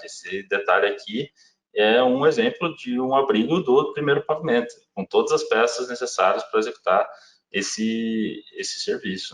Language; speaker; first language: Portuguese; native; Portuguese